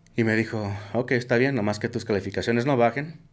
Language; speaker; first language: Spanish; early bilingual, heritage; Spanish